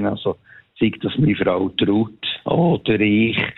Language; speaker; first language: German; native; German